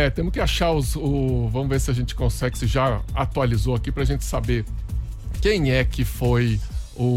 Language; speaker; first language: Portuguese; native; Portuguese